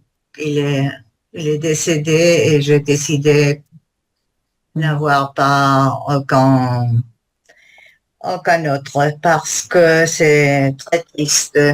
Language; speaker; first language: French; non-native, learner; Spanish